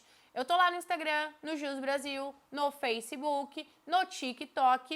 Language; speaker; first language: Portuguese; native; Portuguese